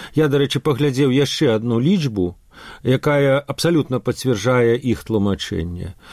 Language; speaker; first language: Belarusian; non-native, local second language; Russian